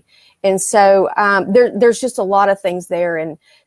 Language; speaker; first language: English; native; English